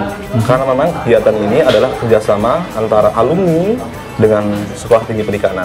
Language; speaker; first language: Indonesian; native; Indonesian